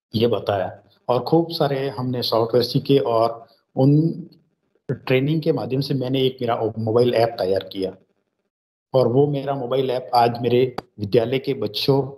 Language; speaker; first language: Hindi; native; Hindi